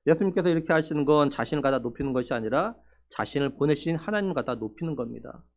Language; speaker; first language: Korean; native; Korean